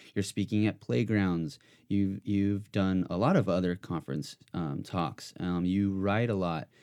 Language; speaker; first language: English; native; English